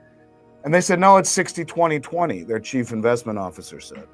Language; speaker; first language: English; native; English